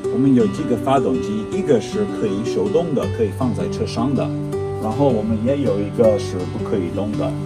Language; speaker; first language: Chinese; non-native, learner; English